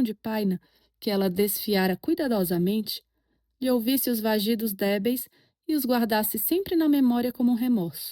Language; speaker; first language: Portuguese; native; Portuguese